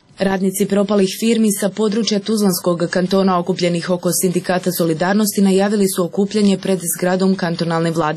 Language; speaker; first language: Croatian; native; Croatian